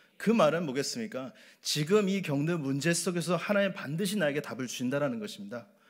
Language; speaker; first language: Korean; native; Korean